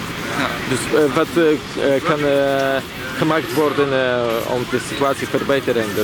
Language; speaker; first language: Dutch; non-native, learner; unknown